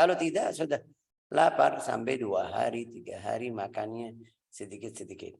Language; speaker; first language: Indonesian; non-native, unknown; Arabic